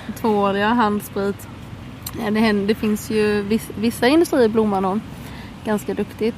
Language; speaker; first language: Swedish; native; Swedish